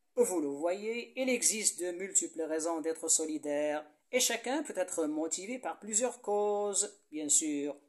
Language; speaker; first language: French; non-native, local second language; Arabic